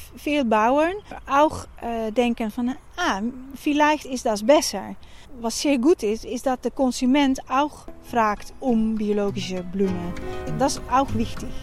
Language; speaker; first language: German; non-native, learner; Dutch